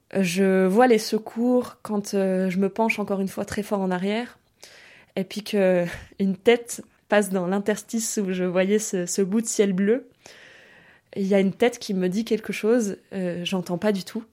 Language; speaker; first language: French; early bilingual, other home language; German